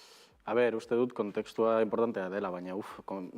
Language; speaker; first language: Basque; non-native, local second language; Spanish